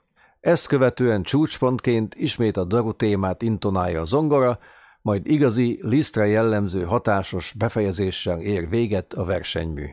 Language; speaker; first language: Hungarian; native; Hungarian